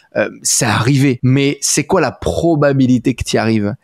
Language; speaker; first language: French; native; French